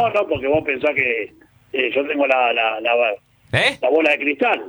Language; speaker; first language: Spanish; native; Spanish